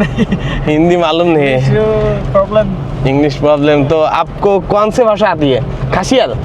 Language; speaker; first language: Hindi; non-native, learner; Bangla